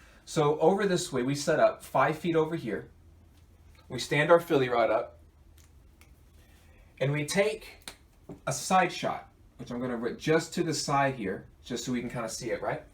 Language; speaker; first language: English; native; English